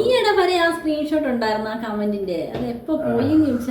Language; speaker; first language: Malayalam; native; Malayalam